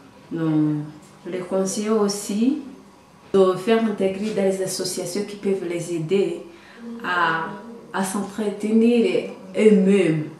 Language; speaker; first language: French; non-native, local second language; Kinyarwanda